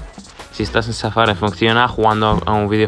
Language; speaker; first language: Spanish; native; Spanish